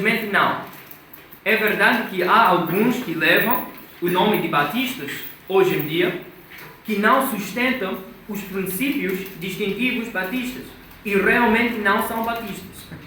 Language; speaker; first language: Portuguese; non-native, fluent; English